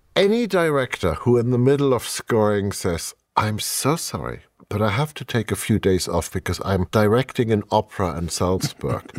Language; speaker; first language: English; non-native, fluent; German